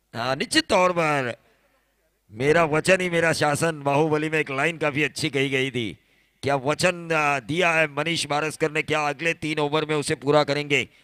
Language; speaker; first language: Hindi; non-native, local second language; Marathi